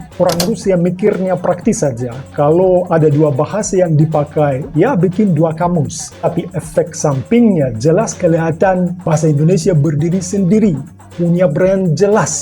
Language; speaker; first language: Indonesian; non-native, fluent; Russian